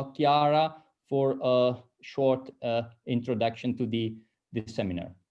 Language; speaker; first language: English; non-native, fluent; Italian